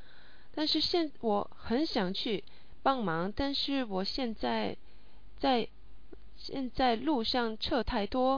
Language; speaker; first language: Chinese; non-native, learner; English